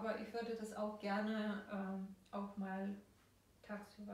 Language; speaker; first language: German; non-native, fluent; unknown